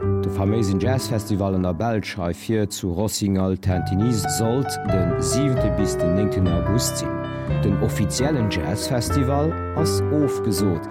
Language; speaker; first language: German; non-native, local second language; Luxembourgish